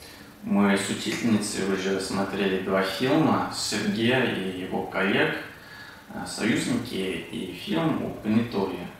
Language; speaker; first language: Russian; non-native, learner; English